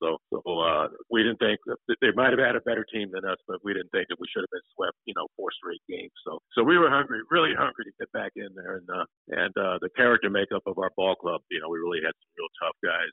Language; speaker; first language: English; native; English